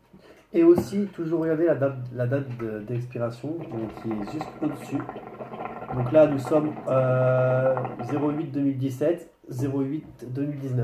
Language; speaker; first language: French; native; French